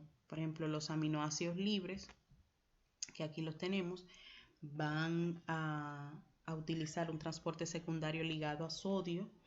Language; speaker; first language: Spanish; native; Spanish